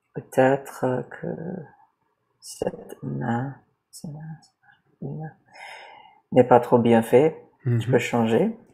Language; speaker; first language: French; non-native, learner; English